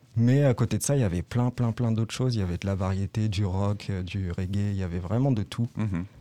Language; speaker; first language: French; native; French